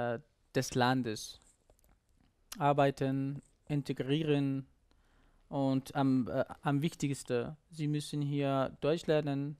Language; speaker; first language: German; non-native, learner; Persian